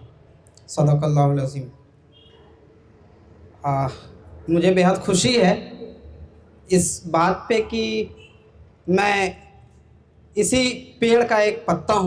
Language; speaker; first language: Hindi; native; Hindi